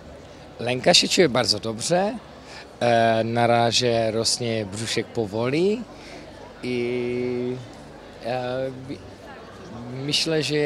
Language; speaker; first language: Polish; non-native, fluent; Czech